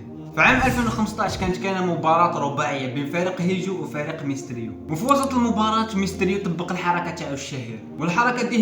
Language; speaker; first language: Arabic; native; Arabic